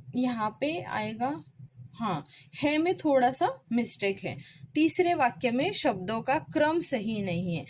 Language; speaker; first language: Hindi; non-native, local second language; Marathi